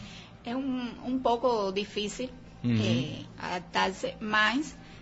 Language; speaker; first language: Portuguese; non-native, learner; Spanish